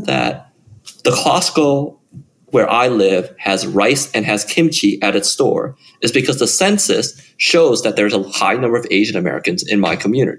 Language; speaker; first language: English; native; English